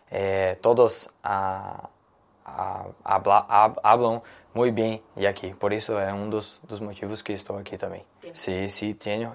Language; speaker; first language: Spanish; non-native, learner; Portuguese